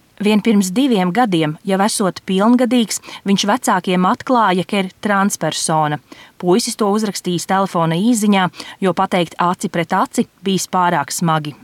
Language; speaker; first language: Latvian; native; Latvian